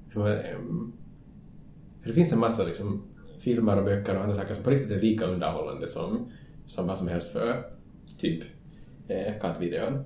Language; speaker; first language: Swedish; native; Swedish